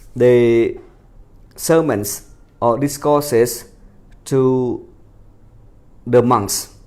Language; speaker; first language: English; non-native, fluent; Khmer